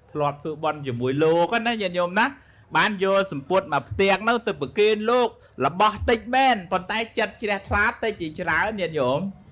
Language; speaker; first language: Khmer; native; Khmer